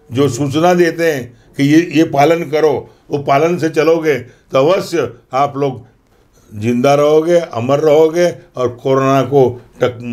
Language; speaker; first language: Hindi; non-native, local second language; Gujarati